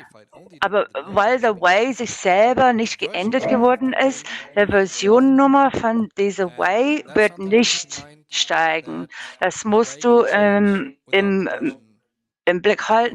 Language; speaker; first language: German; non-native, learner; English